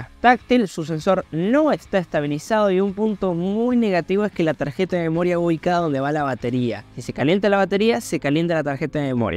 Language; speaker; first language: Spanish; native; Spanish